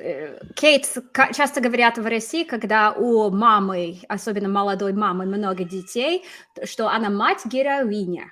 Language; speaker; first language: Russian; non-native, fluent; English